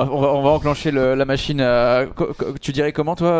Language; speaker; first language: French; native; French